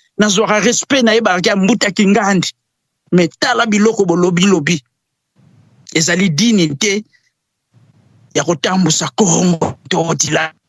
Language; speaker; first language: Lingala; non-native, local second language; Kongo